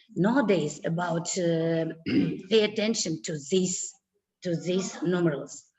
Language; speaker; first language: English; non-native, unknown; Kazakh